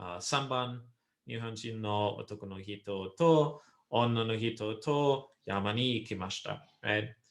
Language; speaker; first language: Japanese; non-native, fluent; English